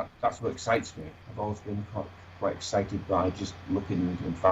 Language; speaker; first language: English; native; English